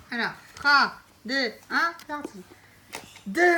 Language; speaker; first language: French; native; French